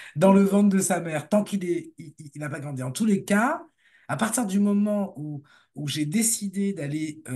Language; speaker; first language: French; native; French